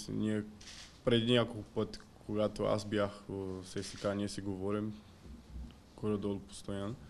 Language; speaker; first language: Bulgarian; non-native, learner; Portuguese